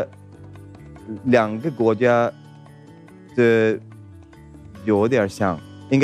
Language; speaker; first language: Chinese; non-native, fluent; Swedish